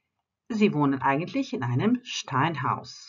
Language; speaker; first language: German; non-native, fluent; Croatian